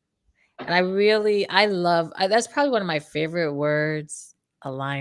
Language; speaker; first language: English; native; English